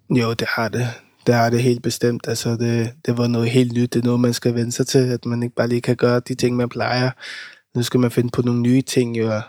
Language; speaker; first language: Danish; early bilingual, other home language; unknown